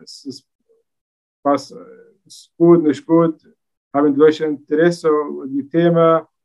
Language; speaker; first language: German; non-native, learner; Arabic